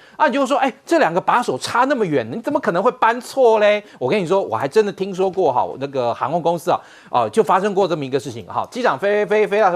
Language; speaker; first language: Chinese; native; Chinese